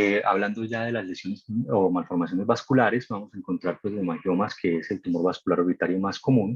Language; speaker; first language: Spanish; native; Spanish